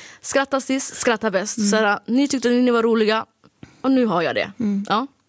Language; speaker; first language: Swedish; early bilingual, other home language; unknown